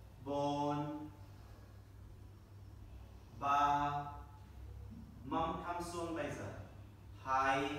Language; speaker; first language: Vietnamese; non-native, learner; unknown